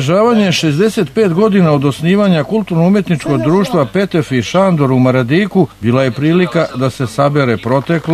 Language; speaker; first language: Serbian; native; Serbian